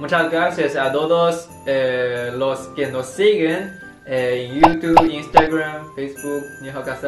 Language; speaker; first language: Spanish; non-native, learner; Chinese